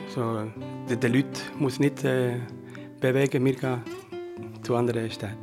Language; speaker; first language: German; non-native, learner; Spanish